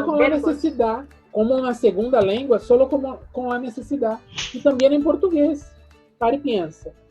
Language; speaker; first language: Spanish; non-native, fluent; Portuguese